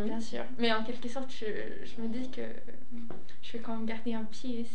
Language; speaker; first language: French; non-native, fluent; Swedish